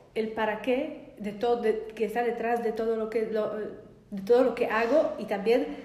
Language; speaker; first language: Spanish; non-native, fluent; Polish